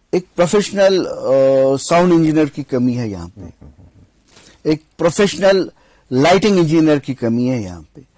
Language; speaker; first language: Hindi; non-native, local second language; Kashmiri